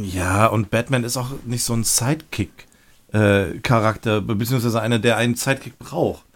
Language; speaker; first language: German; native; German